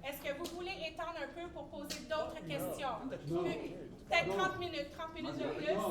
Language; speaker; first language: French; native; French